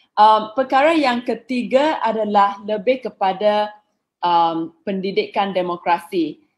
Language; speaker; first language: Malay; non-native, local second language; English